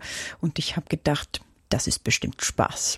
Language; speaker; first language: German; non-native, fluent; Norwegian